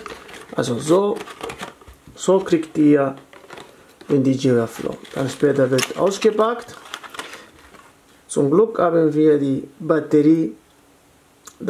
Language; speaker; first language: German; non-native, fluent; Italian